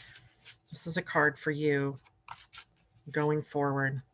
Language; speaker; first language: English; native; English